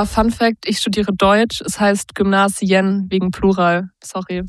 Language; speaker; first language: German; native; German